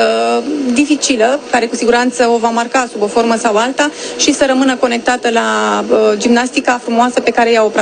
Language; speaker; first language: Romanian; native; Romanian